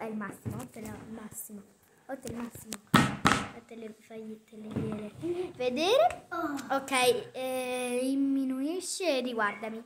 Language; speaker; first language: Italian; native; Italian